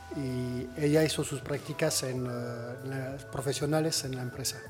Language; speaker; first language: Spanish; non-native, fluent; French